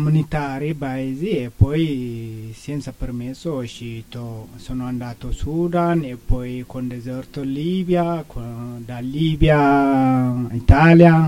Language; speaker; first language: Italian; non-native, learner; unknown